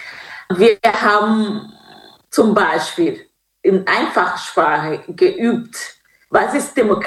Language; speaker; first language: German; non-native, fluent; Kinyarwanda